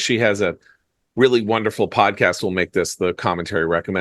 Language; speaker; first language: English; native; English